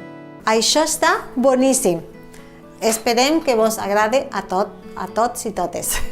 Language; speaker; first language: Catalan; non-native, fluent; Spanish